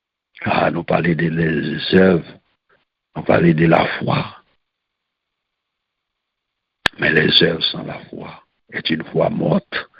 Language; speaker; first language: French; non-native, local second language; Haitian Creole